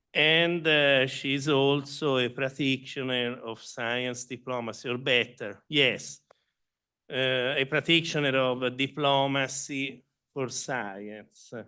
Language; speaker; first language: English; non-native, fluent; Italian